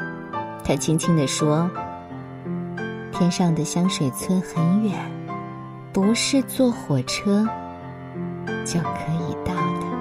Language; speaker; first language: Chinese; native; Chinese